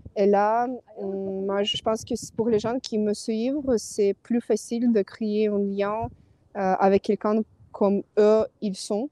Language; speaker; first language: French; non-native, fluent; Ukrainian